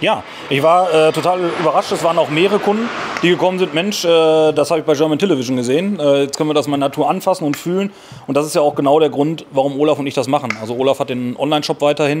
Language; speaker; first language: German; native; German